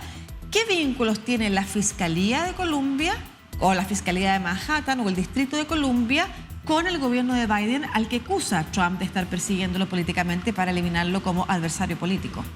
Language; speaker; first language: Spanish; native; Spanish